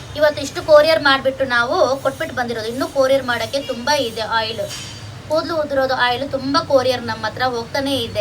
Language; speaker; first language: Kannada; non-native, local second language; Tulu